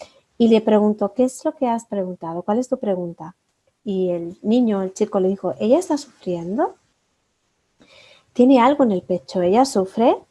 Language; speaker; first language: Spanish; native; Spanish